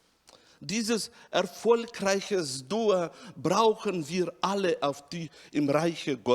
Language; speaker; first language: German; non-native, fluent; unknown